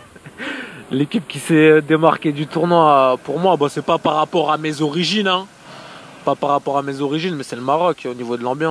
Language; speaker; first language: French; native; French